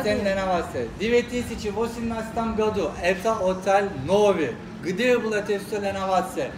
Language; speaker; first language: Russian; non-native, learner; Turkish